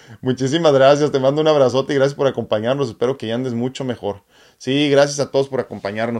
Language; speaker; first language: Spanish; native; Spanish